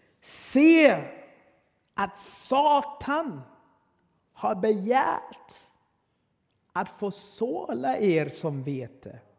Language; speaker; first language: Swedish; non-native, fluent; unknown